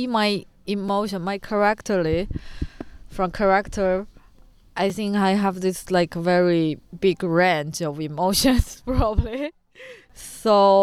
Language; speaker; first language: English; non-native, learner; Chinese